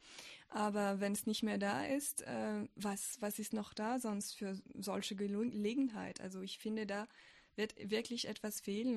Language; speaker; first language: German; non-native, fluent; French